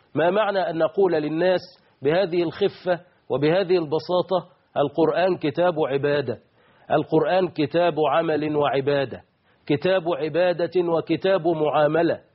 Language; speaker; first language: Arabic; native; Arabic